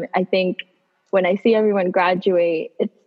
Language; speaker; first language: English; native; English